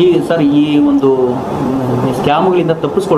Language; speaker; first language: Kannada; native; Kannada